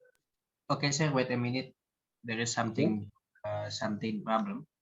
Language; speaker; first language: English; non-native, learner; Indonesian